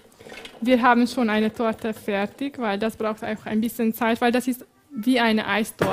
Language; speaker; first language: German; non-native, fluent; Hungarian